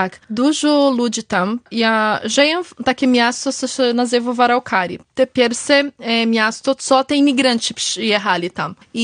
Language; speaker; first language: Polish; early bilingual, heritage; Portuguese